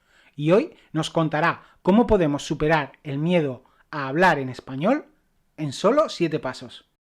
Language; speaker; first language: Spanish; native; Spanish